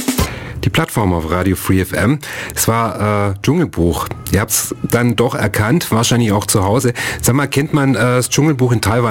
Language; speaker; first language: German; native; German